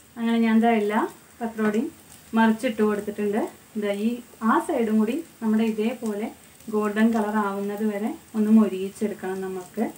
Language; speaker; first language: Malayalam; non-native, local second language; Konkani